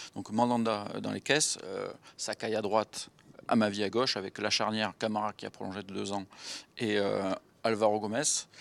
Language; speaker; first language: French; native; French